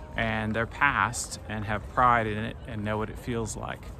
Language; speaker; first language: English; native; English